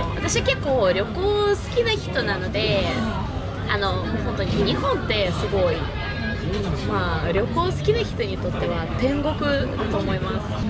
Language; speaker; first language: Japanese; non-native, fluent; Russian